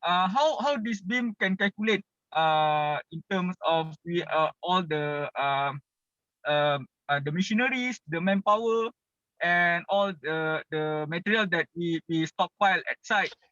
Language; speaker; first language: English; non-native, local second language; Malay